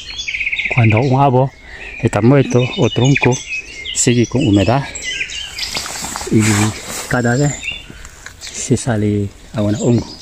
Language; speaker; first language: Spanish; non-native, learner; Chinese